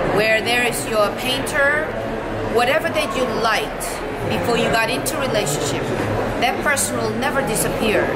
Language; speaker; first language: English; non-native, fluent; Korean